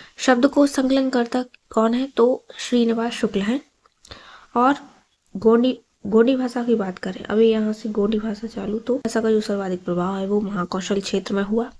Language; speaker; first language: Hindi; native; Hindi